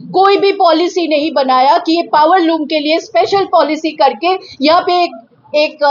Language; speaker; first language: Hindi; non-native, local second language; Telugu